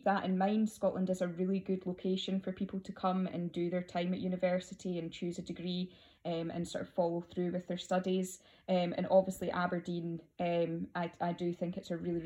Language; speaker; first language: English; native; English